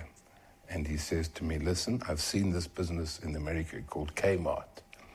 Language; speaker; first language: English; native; English